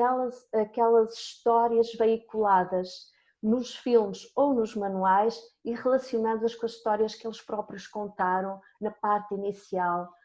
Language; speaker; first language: Portuguese; native; Portuguese